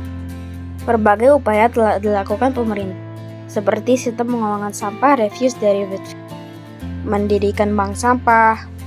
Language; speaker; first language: Indonesian; native; Indonesian